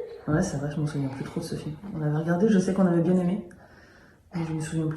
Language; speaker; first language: French; native; French